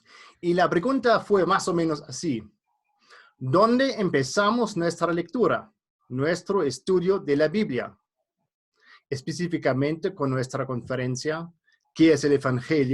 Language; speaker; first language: Spanish; non-native, fluent; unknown